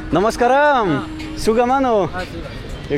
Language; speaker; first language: English; non-native, learner; French